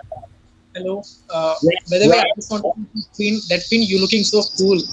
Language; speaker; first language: English; non-native, learner; Hindi